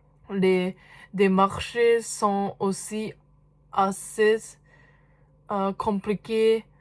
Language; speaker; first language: French; non-native, learner; Japanese